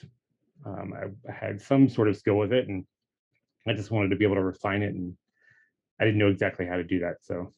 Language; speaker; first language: English; native; English